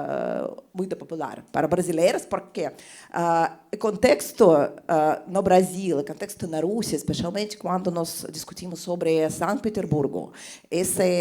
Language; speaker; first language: Portuguese; non-native, fluent; Russian